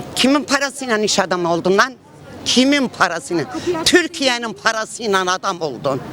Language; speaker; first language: Turkish; native; Turkish